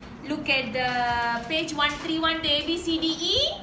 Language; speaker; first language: English; non-native, local second language; Tamil